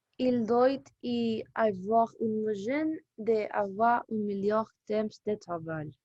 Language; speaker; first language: French; non-native, learner; Spanish